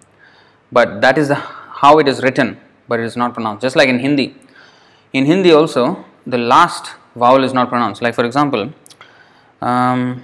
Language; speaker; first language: English; non-native, local second language; Telugu